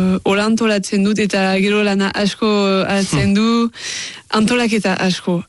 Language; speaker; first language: Basque; non-native, local second language; French